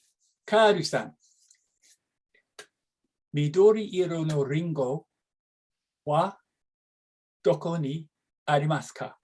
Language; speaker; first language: Japanese; non-native, learner; English